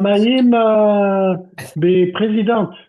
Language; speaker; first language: Hebrew; non-native, learner; French